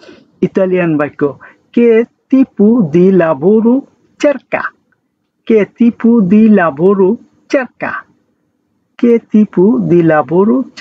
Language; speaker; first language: Italian; non-native, fluent; Bangla